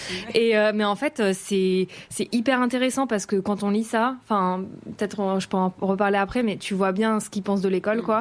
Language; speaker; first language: French; native; French